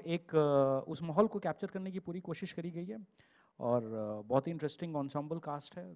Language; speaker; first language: Hindi; native; Hindi